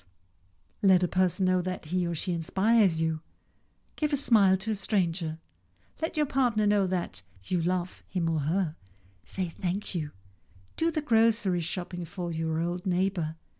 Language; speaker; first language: English; non-native, fluent; Danish